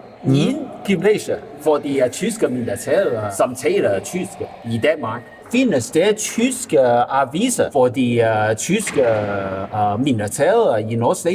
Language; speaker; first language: Danish; non-native, learner; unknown